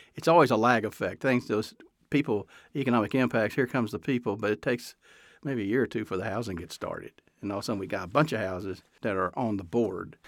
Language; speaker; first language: English; native; English